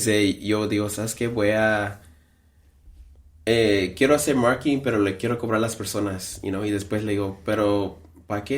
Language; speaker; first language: Spanish; early bilingual, heritage; Spanish